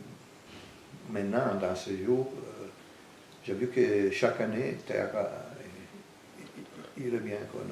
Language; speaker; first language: French; non-native, fluent; Italian